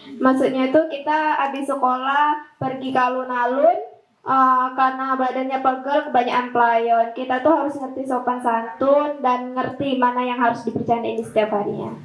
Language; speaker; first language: Indonesian; non-native, local second language; Javanese